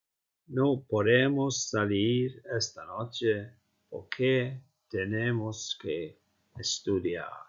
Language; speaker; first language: Spanish; non-native, fluent; Icelandic